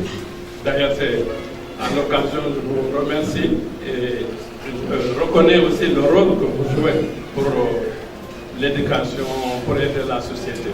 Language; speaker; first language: French; non-native, local second language; Fula